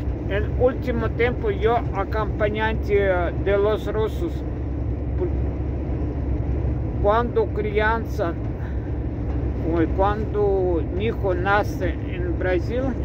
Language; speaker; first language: Spanish; non-native, learner; Russian